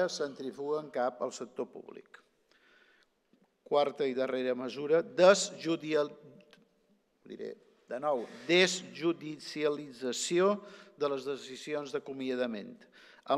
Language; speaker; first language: Catalan; native; Catalan